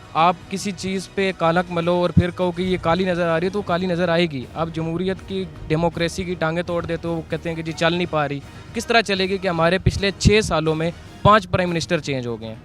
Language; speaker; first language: Urdu; non-native, local second language; Punjabi